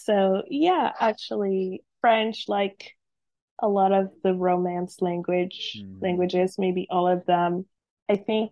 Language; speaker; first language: English; non-native, fluent; French